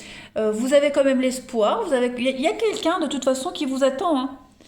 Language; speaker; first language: French; native; French